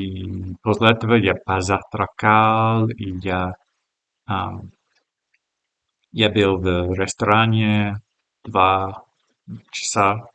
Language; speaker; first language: Russian; non-native, learner; English